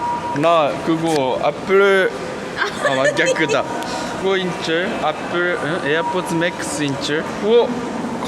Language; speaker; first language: Korean; non-native, learner; Japanese